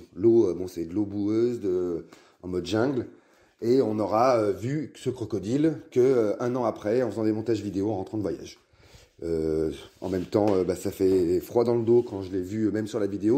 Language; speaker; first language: French; native; French